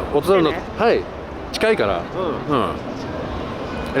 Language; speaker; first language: Japanese; non-native, fluent; English